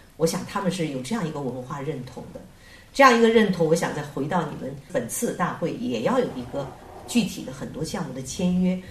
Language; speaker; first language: Chinese; native; Chinese